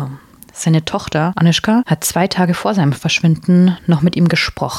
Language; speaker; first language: German; native; German